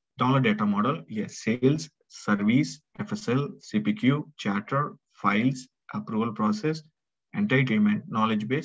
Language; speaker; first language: French; non-native, learner; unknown